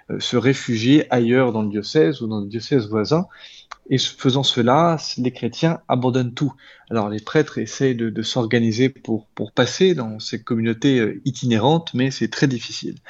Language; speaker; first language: French; native; French